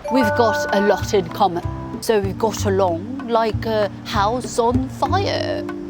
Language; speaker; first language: English; non-native, fluent; Korean